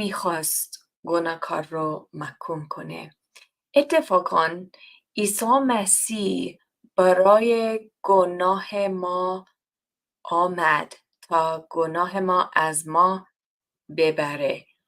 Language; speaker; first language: Persian; non-native, learner; English